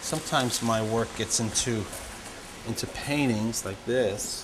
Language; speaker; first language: English; native; English